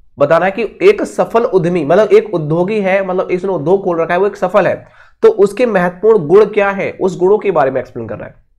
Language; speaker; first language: Hindi; native; Hindi